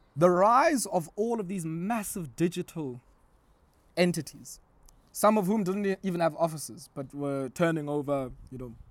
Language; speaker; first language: English; non-native, local second language; Xhosa